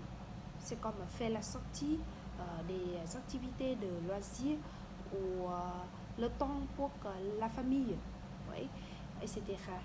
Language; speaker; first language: French; non-native, learner; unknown